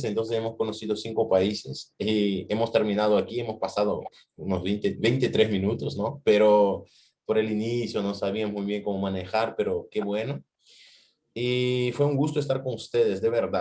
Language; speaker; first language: Spanish; non-native, fluent; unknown